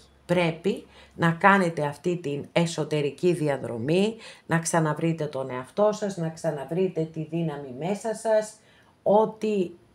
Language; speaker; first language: Greek; native; Greek